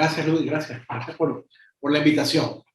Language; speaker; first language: Spanish; native; Spanish